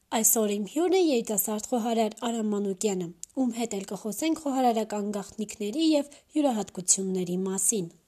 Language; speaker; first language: Armenian; native; Armenian